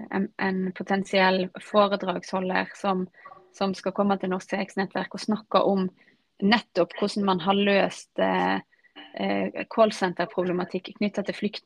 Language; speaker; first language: Norwegian; native; Norwegian